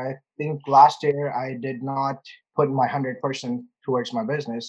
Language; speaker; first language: English; non-native, local second language; Urdu